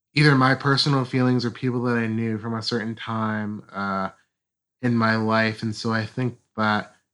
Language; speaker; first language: English; native; English